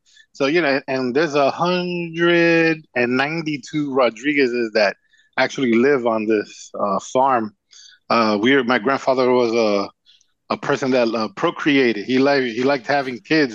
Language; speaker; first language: English; non-native, fluent; Spanish